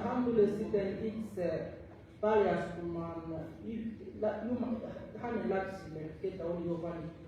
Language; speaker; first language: Finnish; non-native, fluent; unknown